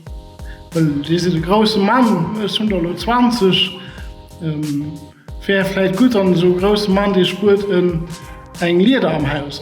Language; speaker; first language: German; non-native, local second language; Luxembourgish